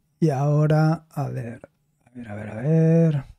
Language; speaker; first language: Spanish; native; Spanish